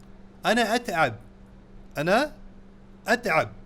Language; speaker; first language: Arabic; non-native, fluent; Urdu